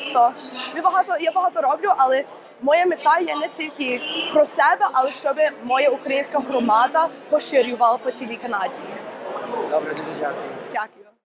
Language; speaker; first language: Ukrainian; early bilingual, heritage; Ukrainian